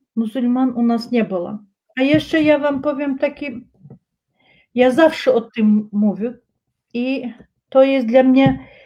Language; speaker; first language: Polish; non-native, learner; Russian